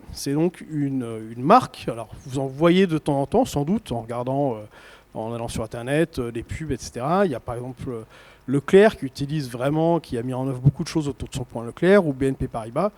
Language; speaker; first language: French; native; French